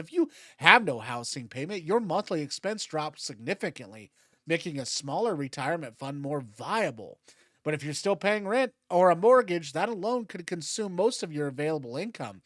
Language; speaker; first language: English; native; English